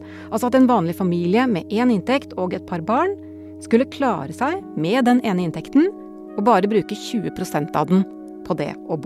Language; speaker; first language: Norwegian; native; Norwegian